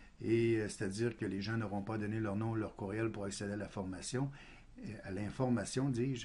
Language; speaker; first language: French; native; French